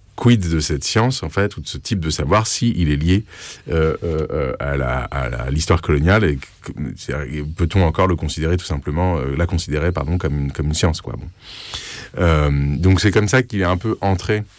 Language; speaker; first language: French; non-native, local second language; English